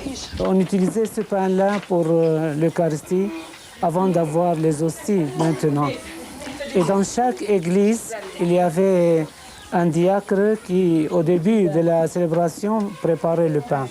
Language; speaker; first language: French; non-native, fluent; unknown